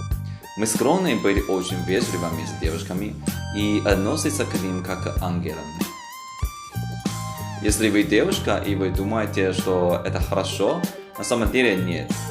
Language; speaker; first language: Russian; non-native, fluent; Chinese